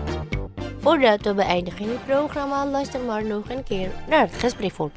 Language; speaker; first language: Dutch; non-native, fluent; Indonesian